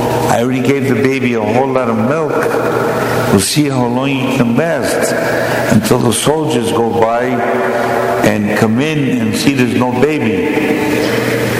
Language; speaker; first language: English; native; English